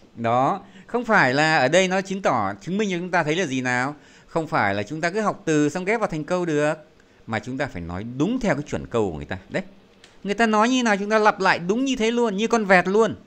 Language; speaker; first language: Vietnamese; native; Vietnamese